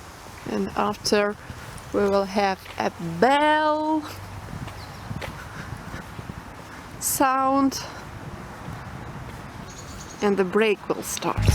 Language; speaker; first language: English; non-native, local second language; Russian